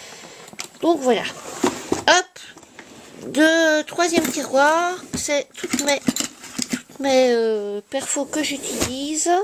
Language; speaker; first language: French; native; French